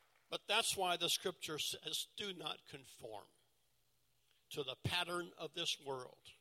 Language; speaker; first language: English; native; English